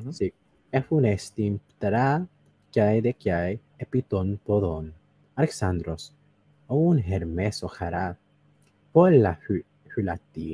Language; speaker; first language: Greek; non-native, learner; English